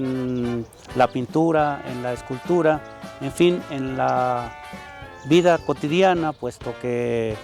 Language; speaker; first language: Spanish; native; Spanish